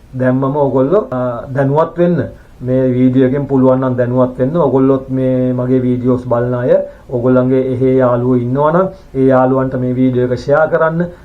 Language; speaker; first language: Sinhala; native; Sinhala